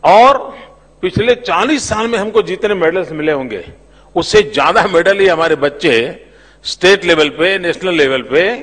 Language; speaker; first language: Hindi; non-native, local second language; Gujarati